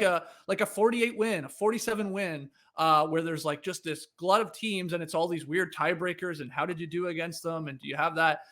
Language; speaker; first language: English; native; English